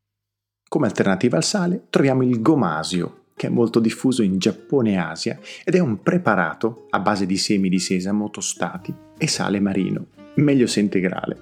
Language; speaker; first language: Italian; native; Italian